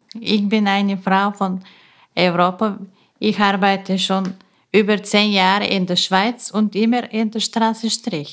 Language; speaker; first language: German; non-native, learner; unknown